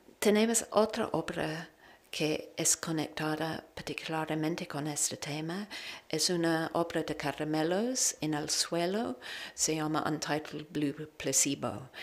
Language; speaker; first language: Spanish; non-native, learner; English